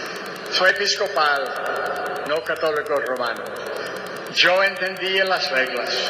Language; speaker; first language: Spanish; non-native, fluent; English